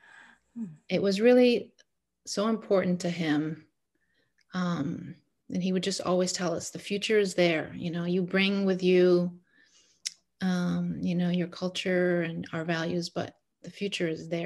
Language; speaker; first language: English; non-native, fluent; Arabic